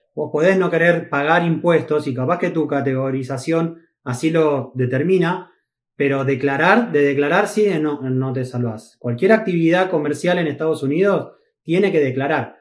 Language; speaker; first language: Spanish; native; Spanish